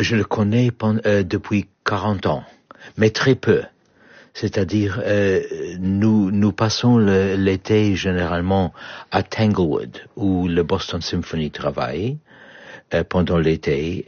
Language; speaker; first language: French; non-native, fluent; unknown